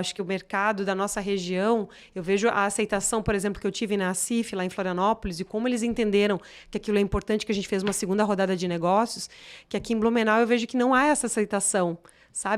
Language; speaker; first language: Portuguese; native; Portuguese